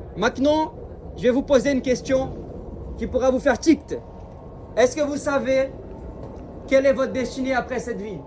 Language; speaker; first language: French; early bilingual, other home language; Portuguese